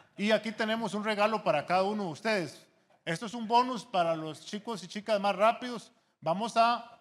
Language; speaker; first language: Spanish; native; Spanish